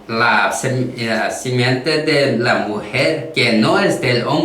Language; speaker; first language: Spanish; non-native, learner; Korean